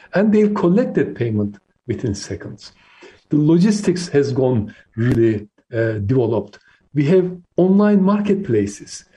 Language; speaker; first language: English; non-native, fluent; Turkish